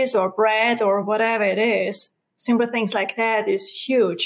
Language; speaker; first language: English; non-native, fluent; German